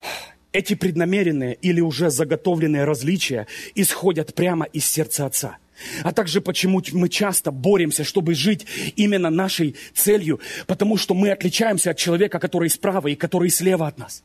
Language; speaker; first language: Russian; native; Russian